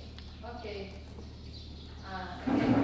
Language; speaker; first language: English; non-native, learner; Indonesian